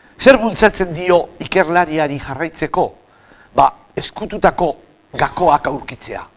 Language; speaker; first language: Basque; native; Basque